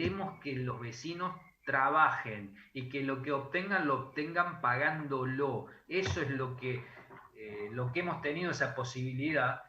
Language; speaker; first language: Spanish; native; Spanish